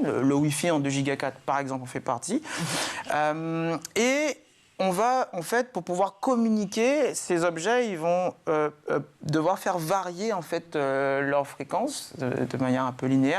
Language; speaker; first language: French; native; French